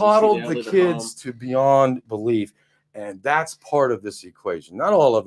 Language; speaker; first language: English; native; English